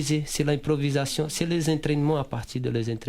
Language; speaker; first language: French; non-native, fluent; Portuguese